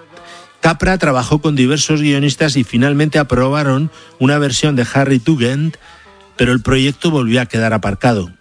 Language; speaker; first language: Spanish; native; Spanish